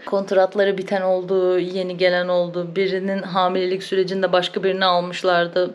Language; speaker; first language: Turkish; native; Turkish